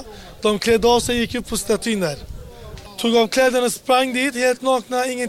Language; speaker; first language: Swedish; non-native, learner; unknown